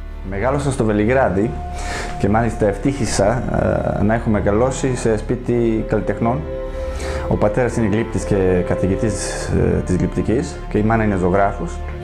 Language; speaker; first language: Greek; non-native, fluent; Serbian